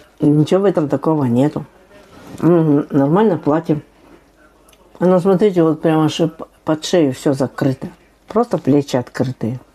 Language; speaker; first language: Russian; native; Russian